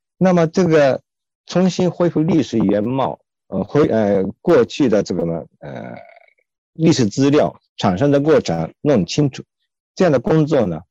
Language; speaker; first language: Chinese; non-native, fluent; Japanese